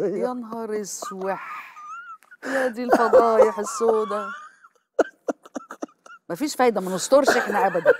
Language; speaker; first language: Arabic; native; Arabic